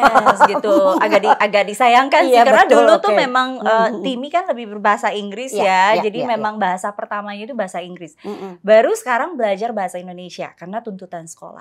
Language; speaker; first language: Indonesian; native; Indonesian